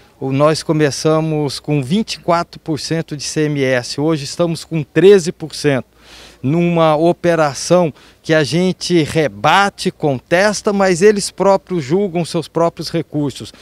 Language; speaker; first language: Portuguese; native; Portuguese